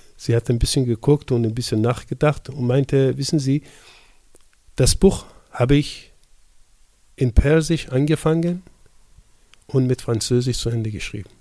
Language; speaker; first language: German; non-native, fluent; Persian